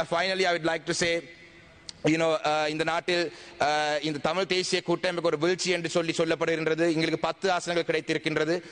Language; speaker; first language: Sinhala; non-native, local second language; Tamil